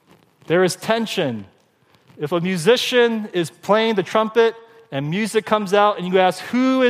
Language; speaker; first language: English; native; English